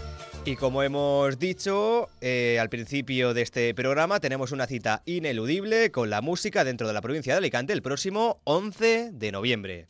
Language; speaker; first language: Spanish; native; Spanish